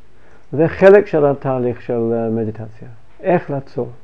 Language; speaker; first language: Hebrew; non-native, fluent; English